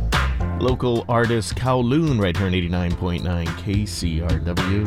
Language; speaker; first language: English; native; English